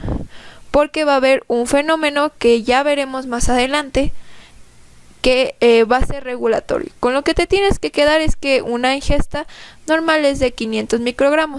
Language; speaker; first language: Spanish; native; Spanish